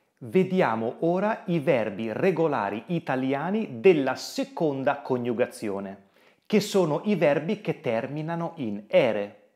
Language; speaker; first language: Italian; native; Italian